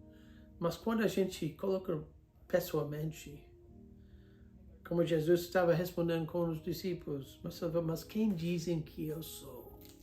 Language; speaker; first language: Portuguese; non-native, fluent; English